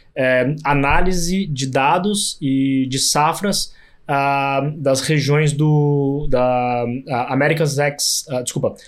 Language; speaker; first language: Portuguese; native; Portuguese